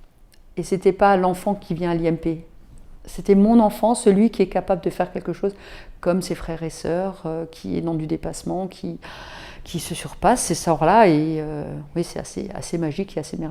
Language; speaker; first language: French; native; French